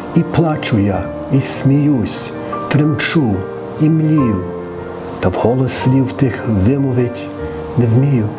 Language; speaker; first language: Ukrainian; non-native, learner; English